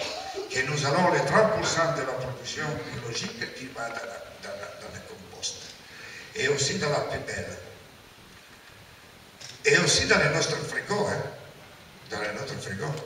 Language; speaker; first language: French; non-native, learner; Italian